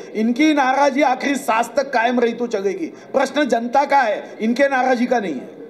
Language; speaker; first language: Hindi; non-native, local second language; Marathi